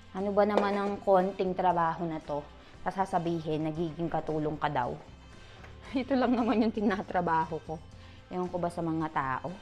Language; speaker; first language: Filipino; native; Filipino